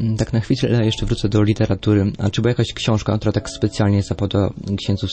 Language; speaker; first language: Polish; native; Polish